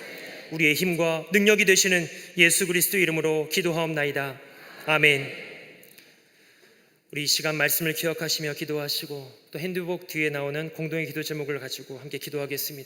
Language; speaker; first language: Korean; native; Korean